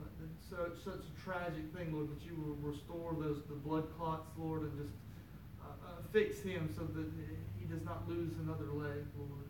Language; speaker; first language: English; native; English